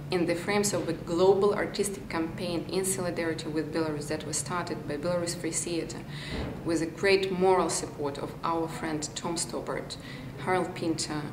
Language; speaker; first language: English; non-native, fluent; Belarusian